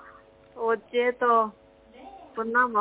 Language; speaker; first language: Chinese; non-native, learner; Korean